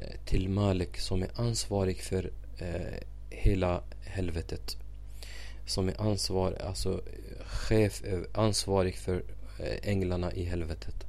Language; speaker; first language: Swedish; non-native, fluent; Arabic